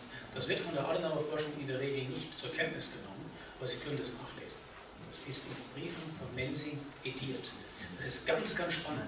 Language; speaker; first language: German; native; German